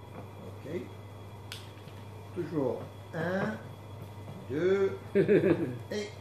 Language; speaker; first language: French; non-native, fluent; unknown